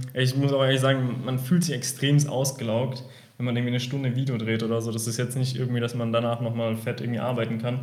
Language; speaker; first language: German; early bilingual, other home language; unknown